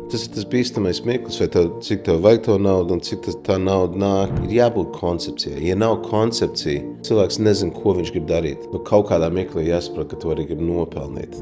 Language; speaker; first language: Latvian; early bilingual, heritage; Latvian